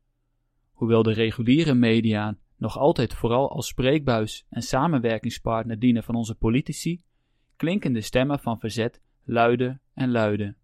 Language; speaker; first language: Dutch; native; Dutch